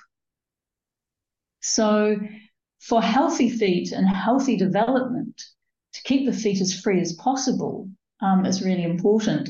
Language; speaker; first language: English; native; English